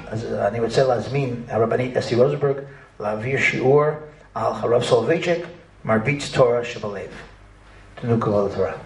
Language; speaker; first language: Hebrew; non-native, fluent; English